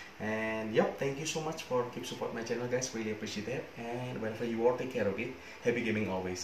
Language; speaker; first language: English; non-native, learner; Indonesian